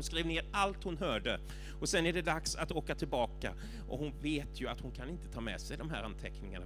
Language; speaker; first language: Swedish; native; Swedish